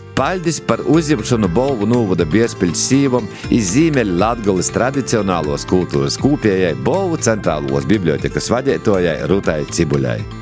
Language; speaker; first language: Latvian; native; Latvian